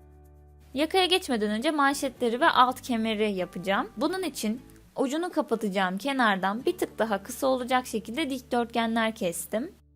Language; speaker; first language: Turkish; native; Turkish